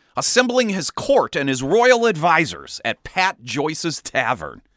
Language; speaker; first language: English; native; English